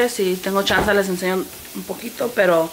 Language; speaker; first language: Spanish; early bilingual, heritage; Spanish